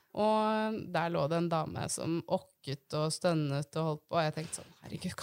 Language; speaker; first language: Norwegian; native; Norwegian